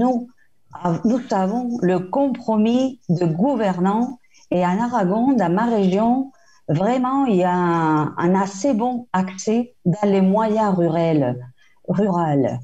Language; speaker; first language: French; non-native, fluent; Spanish